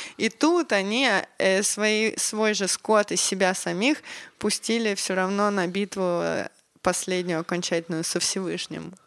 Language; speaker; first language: Russian; native; Russian